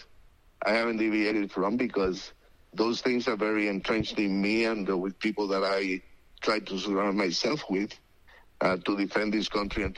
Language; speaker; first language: English; non-native, fluent; Spanish